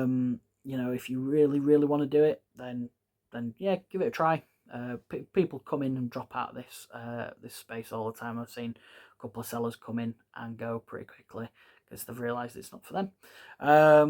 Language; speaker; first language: English; native; English